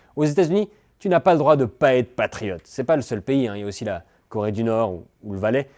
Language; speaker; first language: French; native; French